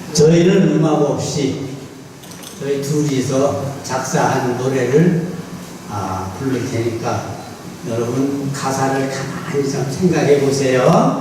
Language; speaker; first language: Korean; native; Korean